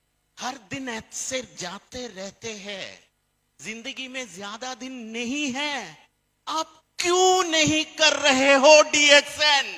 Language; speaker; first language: Hindi; non-native, fluent; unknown